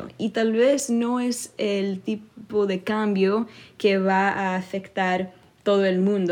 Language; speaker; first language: Spanish; early bilingual, other home language; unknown